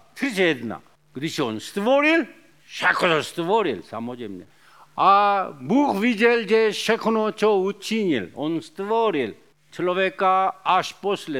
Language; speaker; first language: Czech; non-native, learner; Korean